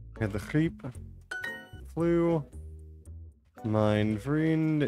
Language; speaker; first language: Dutch; non-native, learner; English